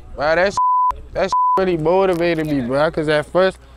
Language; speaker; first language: English; native; English